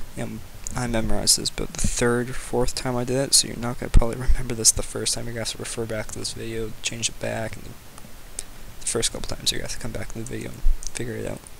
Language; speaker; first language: English; native; English